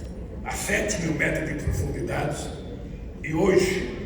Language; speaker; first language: Portuguese; native; Portuguese